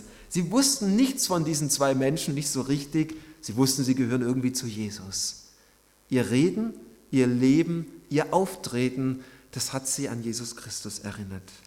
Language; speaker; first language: German; native; German